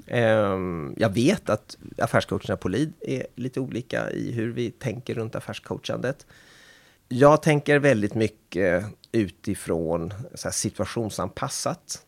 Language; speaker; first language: Swedish; native; Swedish